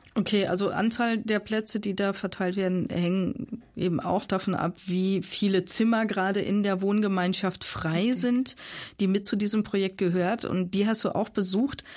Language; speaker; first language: German; native; German